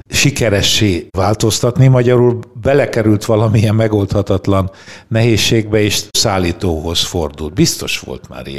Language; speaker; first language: Hungarian; native; Hungarian